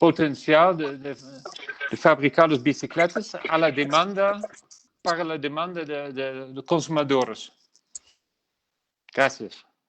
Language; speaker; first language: Spanish; non-native, learner; Dutch